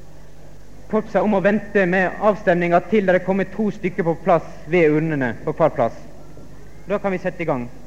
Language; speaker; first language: Norwegian; native; Norwegian